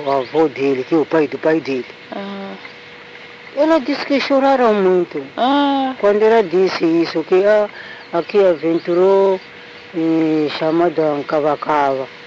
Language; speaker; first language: Portuguese; non-native, local second language; Tsonga